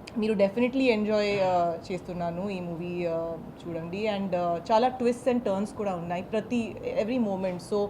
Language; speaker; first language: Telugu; non-native, learner; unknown